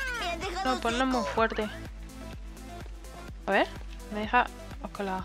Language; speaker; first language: Spanish; native; Spanish